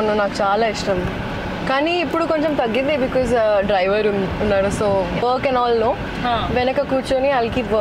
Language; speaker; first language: Telugu; non-native, local second language; Hindi